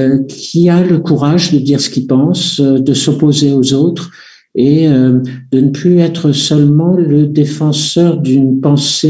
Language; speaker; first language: French; native; French